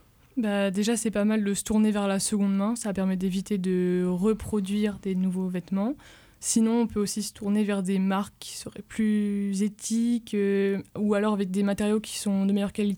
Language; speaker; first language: French; native; French